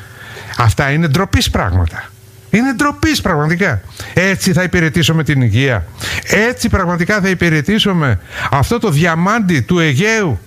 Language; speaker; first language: Greek; native; Greek